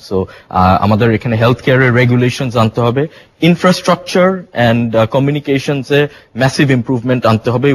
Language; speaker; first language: Bangla; early bilingual, heritage; Bangla